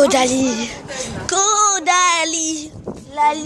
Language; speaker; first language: French; native; French